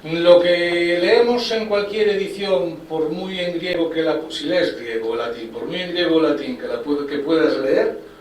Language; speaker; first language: Spanish; non-native, local second language; Galician